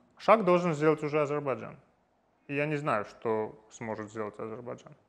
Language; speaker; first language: Russian; non-native, fluent; Armenian